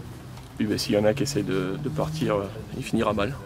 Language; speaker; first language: French; native; French